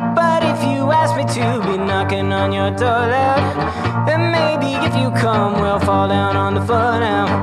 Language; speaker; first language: English; native; English